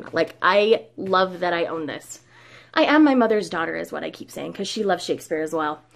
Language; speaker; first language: English; native; English